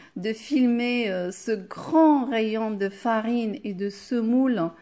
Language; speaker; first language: French; non-native, local second language; Arabic